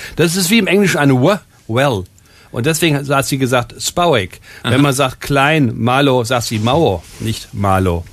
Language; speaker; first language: German; native; German